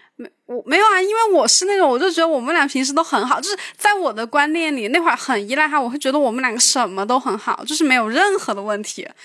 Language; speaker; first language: Chinese; native; Chinese